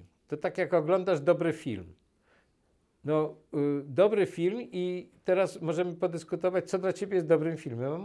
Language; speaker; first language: Polish; native; Polish